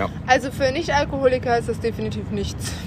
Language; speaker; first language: German; native; German